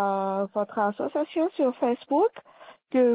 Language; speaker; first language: French; non-native, local second language; Malagasy